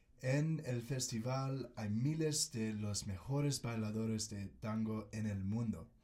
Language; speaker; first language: Spanish; non-native, learner; English